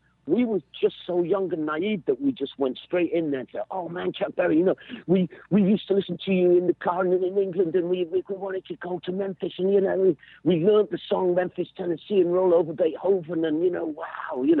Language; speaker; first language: English; native; English